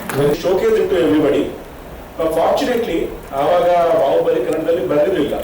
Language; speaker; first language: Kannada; early bilingual, heritage; Telugu